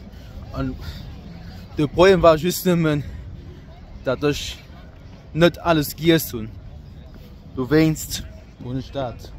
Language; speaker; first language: German; non-native, local second language; Luxembourgish